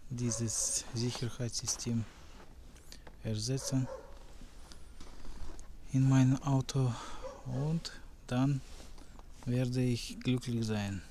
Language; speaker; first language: German; non-native, learner; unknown